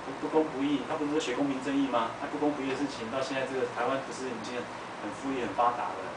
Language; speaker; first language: Chinese; native; Chinese